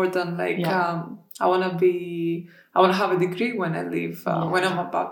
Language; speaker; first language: English; non-native, fluent; Greek